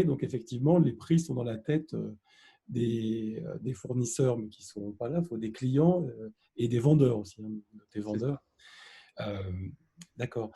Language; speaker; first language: French; native; French